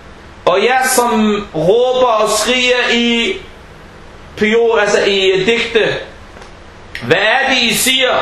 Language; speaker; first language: Danish; early bilingual, other home language; Arabic